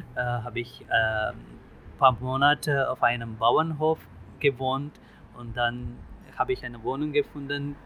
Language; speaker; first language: German; non-native, fluent; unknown